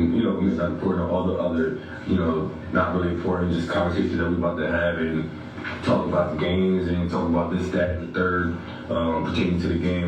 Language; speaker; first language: English; native; English